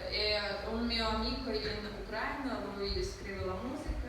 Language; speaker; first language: Italian; non-native, learner; Ukrainian